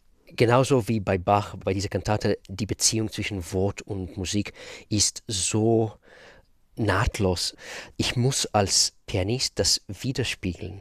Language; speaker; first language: German; non-native, fluent; Russian